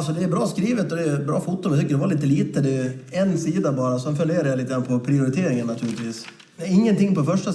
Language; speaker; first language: Swedish; native; Swedish